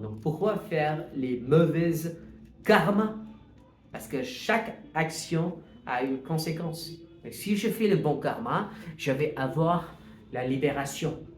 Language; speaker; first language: French; non-native, fluent; Hindi